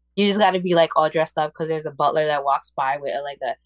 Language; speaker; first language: English; early bilingual, other home language; Spanish